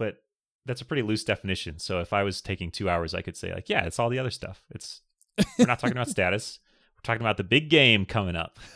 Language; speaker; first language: English; native; English